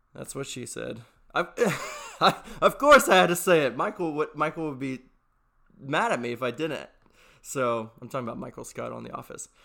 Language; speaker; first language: English; native; English